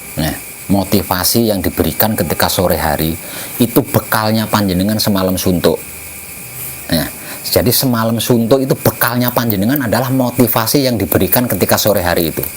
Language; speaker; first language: Indonesian; non-native, local second language; Javanese